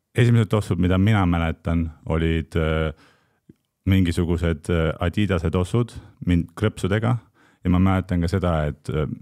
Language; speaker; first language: Estonian; native; Estonian